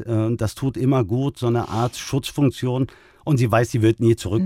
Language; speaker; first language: German; early bilingual, other home language; Turkish